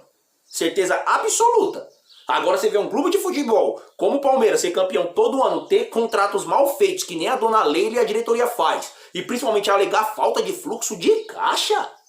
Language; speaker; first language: Portuguese; native; Portuguese